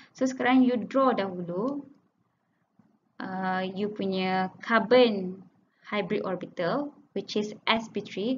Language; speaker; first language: English; non-native, local second language; Malay